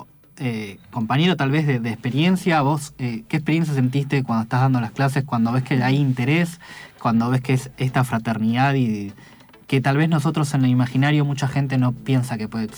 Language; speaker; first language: Spanish; native; Spanish